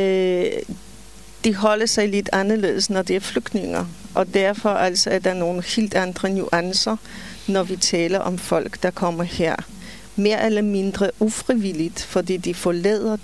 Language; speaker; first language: Danish; non-native, fluent; Polish